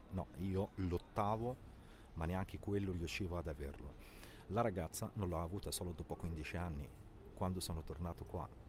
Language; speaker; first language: Italian; non-native, fluent; Arabic